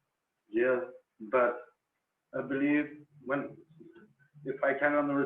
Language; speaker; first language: English; non-native, learner; Spanish